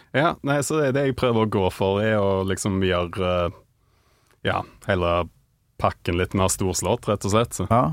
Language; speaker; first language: Norwegian; early bilingual, other home language; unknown